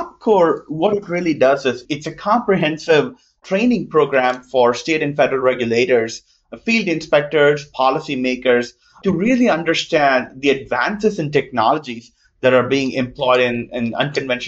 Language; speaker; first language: English; non-native, local second language; Tamil